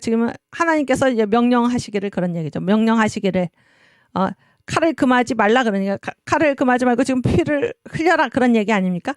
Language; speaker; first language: Korean; native; Korean